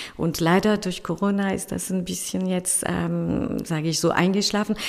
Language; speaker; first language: German; non-native, fluent; French